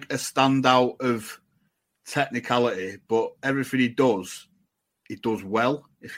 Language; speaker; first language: English; native; English